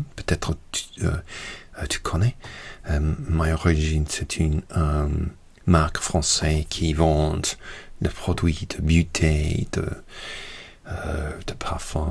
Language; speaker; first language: French; non-native, learner; English